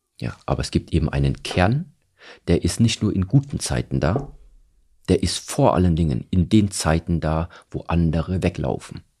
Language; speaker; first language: German; early bilingual, other home language; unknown